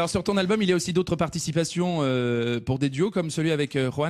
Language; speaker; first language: French; native; French